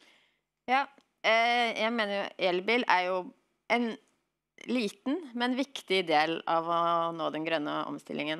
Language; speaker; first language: Norwegian; native; Norwegian